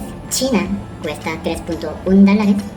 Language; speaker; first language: Spanish; non-native, learner; Korean